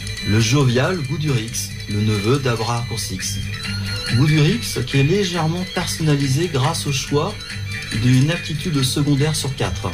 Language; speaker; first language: French; native; French